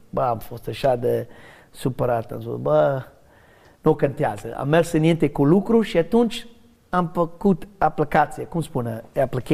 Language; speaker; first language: Romanian; non-native, fluent; English